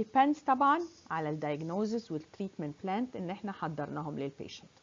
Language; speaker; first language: Arabic; native; Arabic